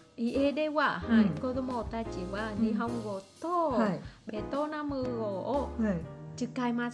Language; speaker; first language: Japanese; non-native, learner; Vietnamese